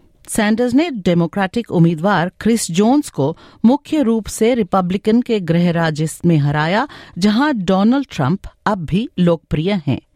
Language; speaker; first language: Hindi; native; Hindi